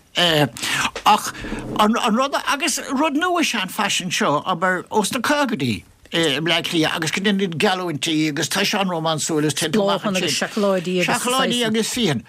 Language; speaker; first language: Irish; native; Irish